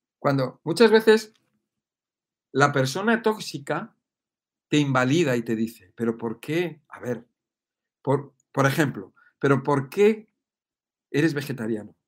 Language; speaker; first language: Spanish; native; Spanish